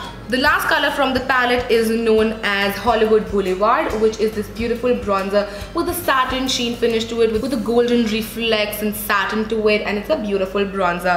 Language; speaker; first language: English; non-native, local second language; Hindi